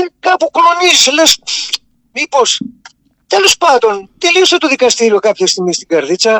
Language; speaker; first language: Greek; native; Greek